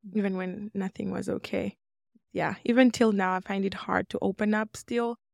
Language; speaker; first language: English; non-native, local second language; Swahili